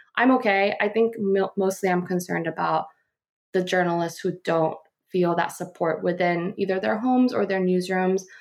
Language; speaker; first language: English; early bilingual, other home language; Korean